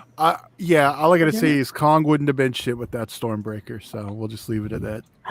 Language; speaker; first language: English; native; English